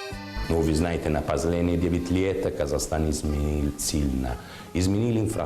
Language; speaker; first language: Russian; non-native, learner; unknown